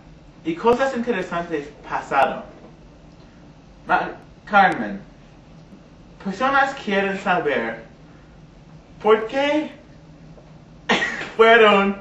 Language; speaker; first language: Spanish; non-native, learner; English